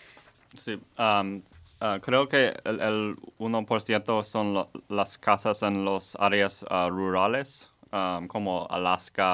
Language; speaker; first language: Spanish; non-native, learner; English